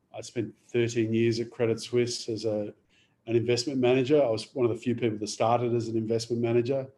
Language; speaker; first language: English; native; English